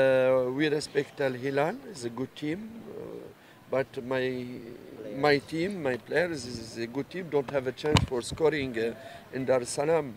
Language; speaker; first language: English; non-native, learner; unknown